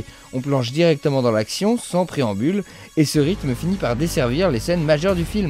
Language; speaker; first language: French; native; French